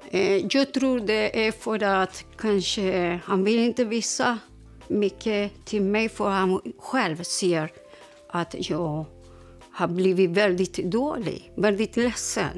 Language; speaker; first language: Swedish; non-native, learner; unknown